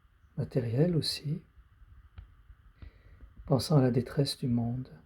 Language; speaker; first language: French; native; French